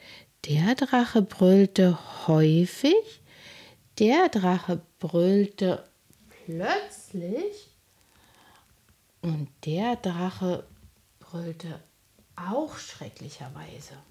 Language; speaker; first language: German; native; German